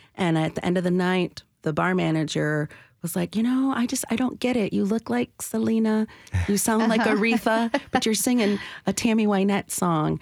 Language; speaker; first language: English; native; English